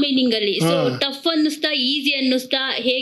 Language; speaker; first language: Kannada; native; Kannada